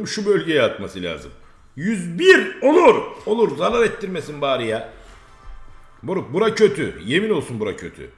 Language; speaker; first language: Turkish; native; Turkish